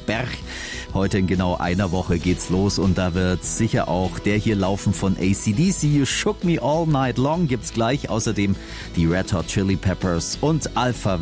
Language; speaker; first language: German; native; German